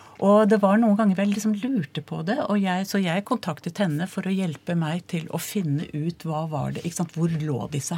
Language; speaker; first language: Norwegian; native; Norwegian